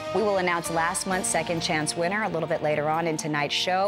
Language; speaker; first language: English; native; English